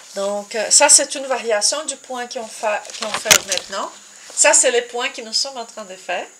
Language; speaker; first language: French; non-native, fluent; Portuguese